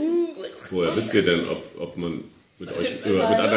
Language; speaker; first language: German; native; German